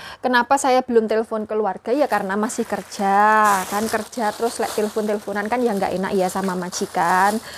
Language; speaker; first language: Indonesian; non-native, local second language; Javanese